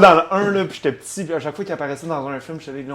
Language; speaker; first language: French; native; French